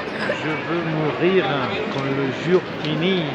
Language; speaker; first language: French; non-native, learner; Spanish